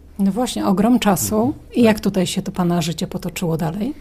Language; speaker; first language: Polish; native; Polish